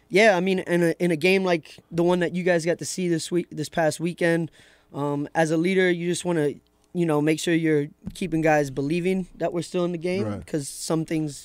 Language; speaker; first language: English; native; English